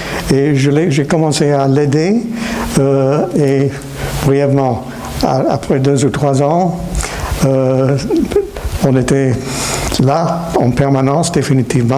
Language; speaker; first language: French; non-native, fluent; English